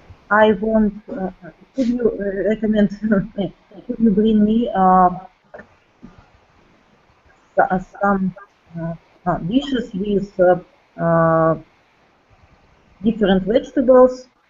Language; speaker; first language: English; non-native, learner; Russian